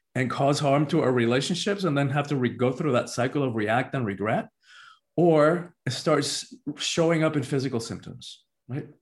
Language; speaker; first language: English; early bilingual, other home language; Spanish